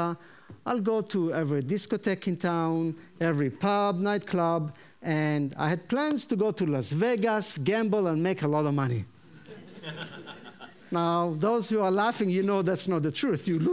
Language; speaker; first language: English; non-native, fluent; Hebrew